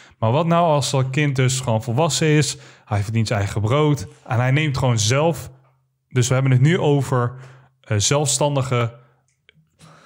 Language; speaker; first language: Dutch; early bilingual, other home language; Arabic